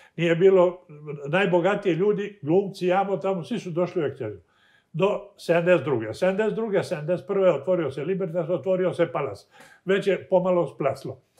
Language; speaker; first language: Croatian; native; Croatian